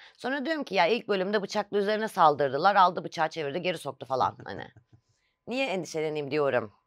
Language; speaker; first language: Turkish; native; Turkish